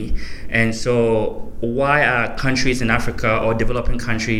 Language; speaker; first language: English; non-native, local second language; Akan